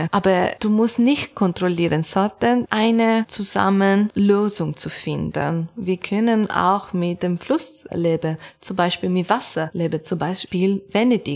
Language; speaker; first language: German; non-native, learner; Italian